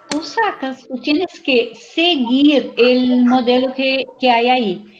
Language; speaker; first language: Spanish; non-native, fluent; Portuguese